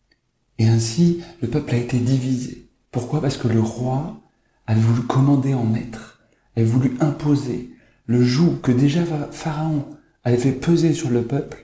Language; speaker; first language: French; native; French